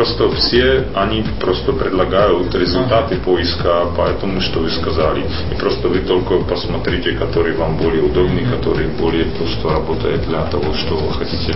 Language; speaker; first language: Russian; non-native, fluent; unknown